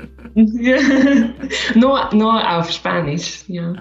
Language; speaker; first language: German; non-native, learner; Slovak